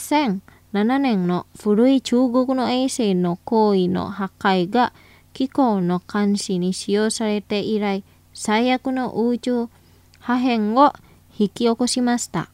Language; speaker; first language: Japanese; non-native, fluent; Indonesian